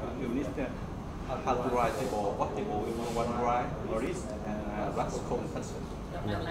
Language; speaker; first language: English; non-native, learner; Vietnamese